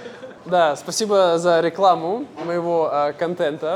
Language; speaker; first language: Russian; native; Russian